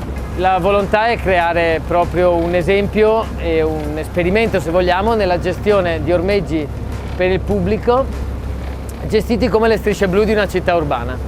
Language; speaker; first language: Italian; native; Italian